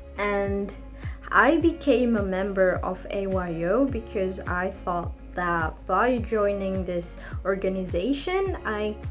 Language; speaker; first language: English; non-native, fluent; Indonesian